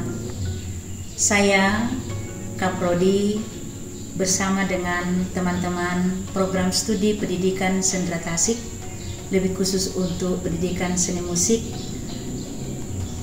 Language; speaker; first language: Indonesian; native; Indonesian